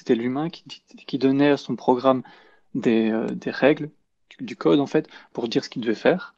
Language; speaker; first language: French; native; French